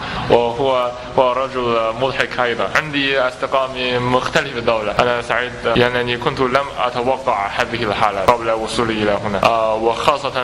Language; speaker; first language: Arabic; non-native, fluent; Chinese